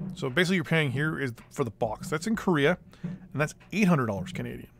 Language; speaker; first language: English; native; English